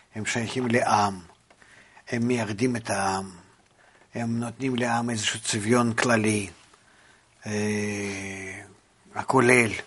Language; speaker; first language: Hebrew; non-native, fluent; Russian